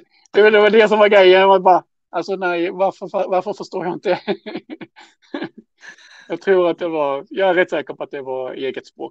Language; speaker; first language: Swedish; native; Swedish